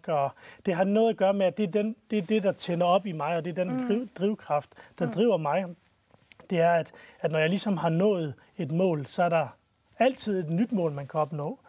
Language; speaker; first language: Danish; early bilingual, other home language; Arabic